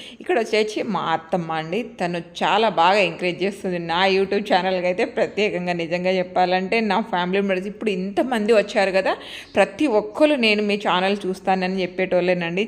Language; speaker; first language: Telugu; non-native, local second language; Lambadi